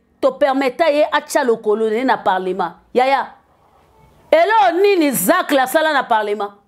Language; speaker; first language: Lingala; native; Lingala